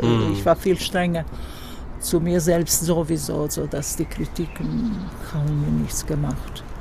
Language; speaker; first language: German; non-native, fluent; Croatian